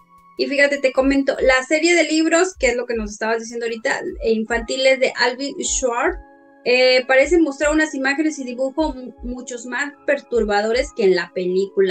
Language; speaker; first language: Spanish; native; Spanish